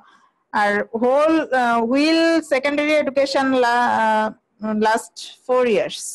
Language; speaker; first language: English; non-native, learner; Bangla